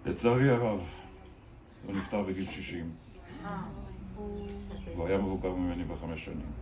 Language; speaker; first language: Hebrew; early bilingual, other home language; German